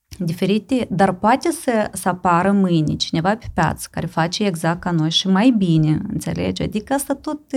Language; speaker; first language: Romanian; native; Romanian